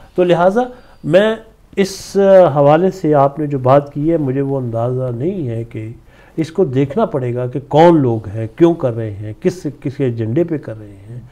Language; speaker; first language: Urdu; native; Urdu